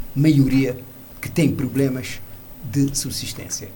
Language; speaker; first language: Portuguese; non-native, local second language; Kabuverdianu